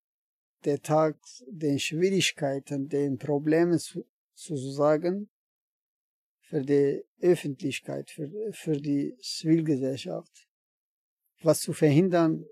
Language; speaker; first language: German; non-native, learner; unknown